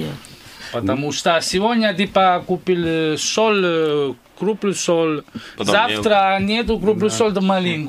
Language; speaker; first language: Russian; non-native, learner; Italian